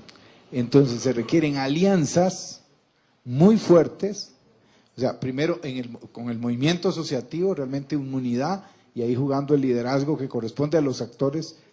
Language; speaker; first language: Spanish; native; Spanish